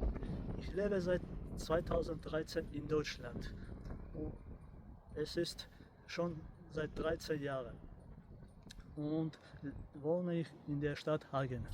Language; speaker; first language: German; non-native, fluent; Armenian